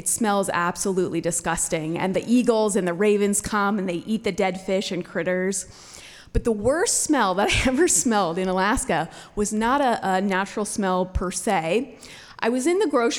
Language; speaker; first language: English; native; English